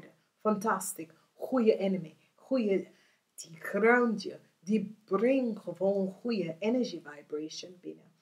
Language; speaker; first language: Dutch; early bilingual, heritage; English